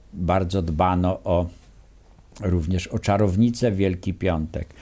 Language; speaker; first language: Polish; native; Polish